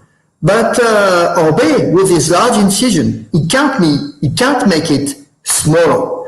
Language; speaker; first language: English; non-native, fluent; French